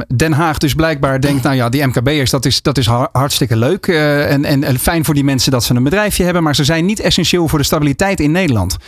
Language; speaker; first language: Dutch; native; Dutch